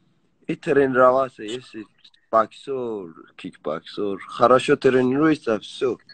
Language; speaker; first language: Russian; non-native, learner; Persian